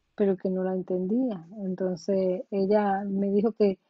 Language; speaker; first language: Spanish; native; Spanish